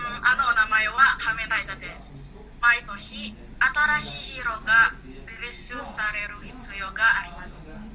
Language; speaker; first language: Japanese; non-native, learner; Indonesian